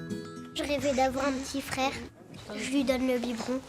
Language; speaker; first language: French; native; French